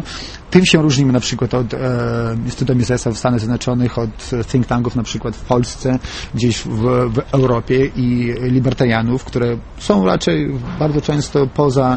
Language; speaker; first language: Polish; non-native, fluent; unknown